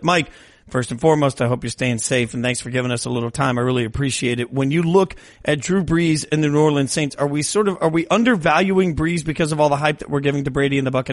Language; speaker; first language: English; native; English